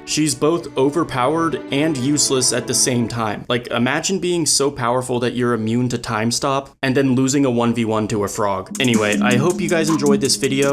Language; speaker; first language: English; native; English